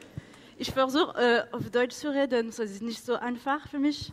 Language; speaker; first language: German; non-native, learner; French